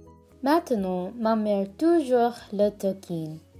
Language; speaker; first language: French; non-native, learner; English